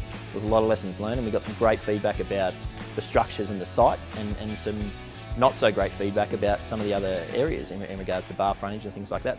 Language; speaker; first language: English; native; English